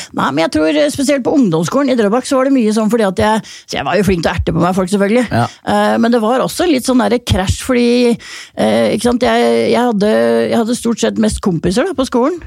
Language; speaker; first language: Norwegian; native; Norwegian